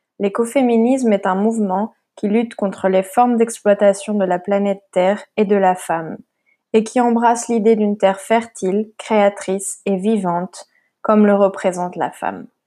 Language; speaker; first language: French; native; French